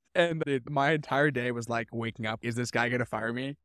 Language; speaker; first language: English; native; English